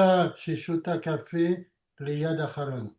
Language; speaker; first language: Hebrew; non-native, learner; French